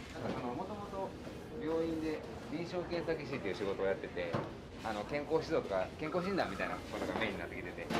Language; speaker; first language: Japanese; native; Japanese